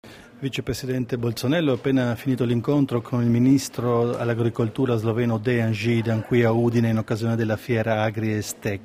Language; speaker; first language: Italian; native; Italian